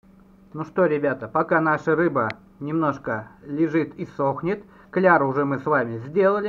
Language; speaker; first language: Russian; native; Russian